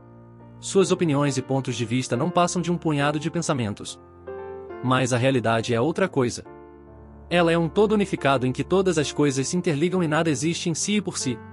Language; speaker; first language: Portuguese; native; Portuguese